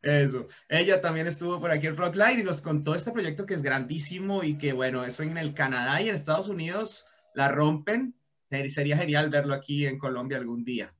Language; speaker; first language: Spanish; native; Spanish